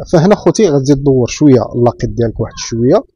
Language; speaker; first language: Arabic; native; Arabic